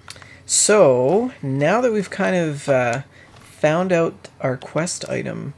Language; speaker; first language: English; native; English